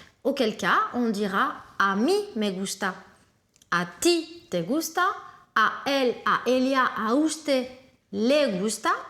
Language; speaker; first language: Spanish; non-native, fluent; French